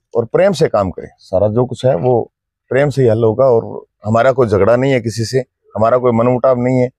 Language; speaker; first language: Hindi; native; Hindi